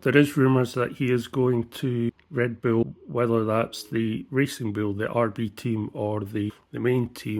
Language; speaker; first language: English; native; English